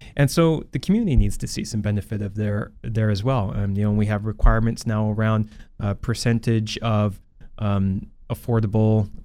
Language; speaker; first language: English; native; English